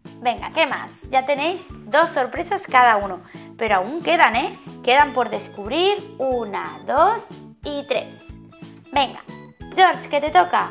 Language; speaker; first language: Spanish; native; Spanish